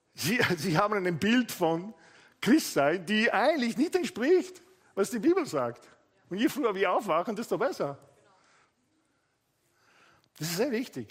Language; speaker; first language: German; non-native, fluent; Italian